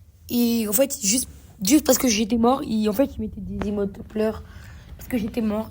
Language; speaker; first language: French; native; French